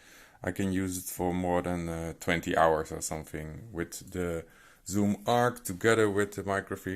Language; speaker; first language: English; non-native, fluent; Dutch